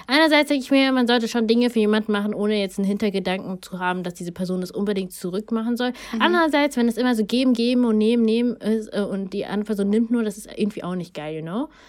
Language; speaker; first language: German; early bilingual, other home language; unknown